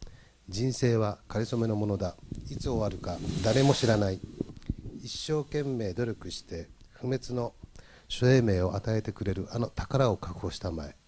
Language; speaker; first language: Japanese; native; Japanese